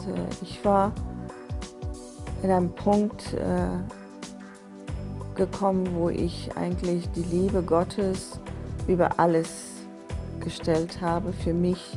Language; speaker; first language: German; non-native, fluent; Persian